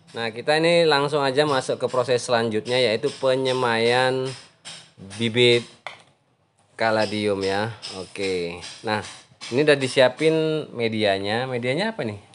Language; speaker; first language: Indonesian; native; Indonesian